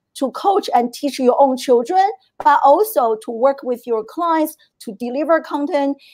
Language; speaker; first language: English; non-native, fluent; Chinese